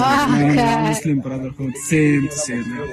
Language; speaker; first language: English; non-native, learner; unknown